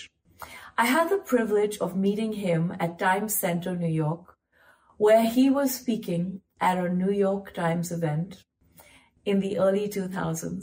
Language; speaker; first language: English; non-native, local second language; Hindi